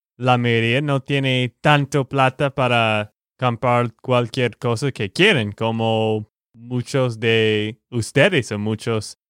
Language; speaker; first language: Spanish; non-native, fluent; English